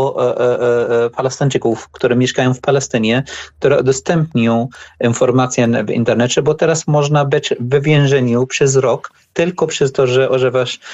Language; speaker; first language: Polish; non-native, learner; Arabic